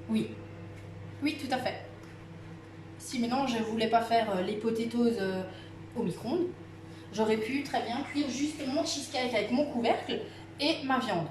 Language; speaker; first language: French; native; French